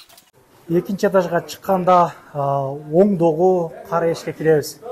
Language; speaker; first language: Kyrgyz; native; Kyrgyz